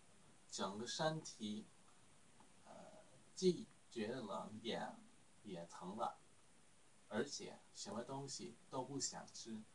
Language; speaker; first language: Chinese; non-native, learner; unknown